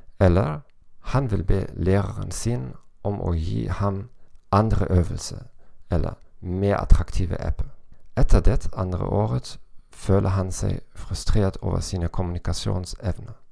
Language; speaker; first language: Norwegian; non-native, learner; German